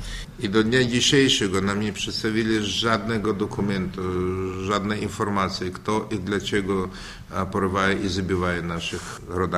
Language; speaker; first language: Polish; non-native, learner; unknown